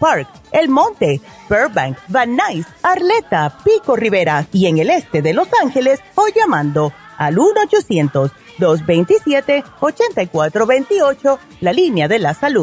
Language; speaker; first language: Spanish; native; Spanish